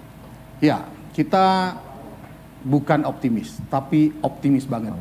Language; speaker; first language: Indonesian; native; Indonesian